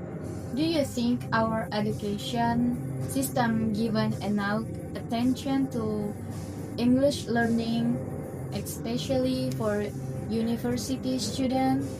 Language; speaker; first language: English; non-native, learner; Indonesian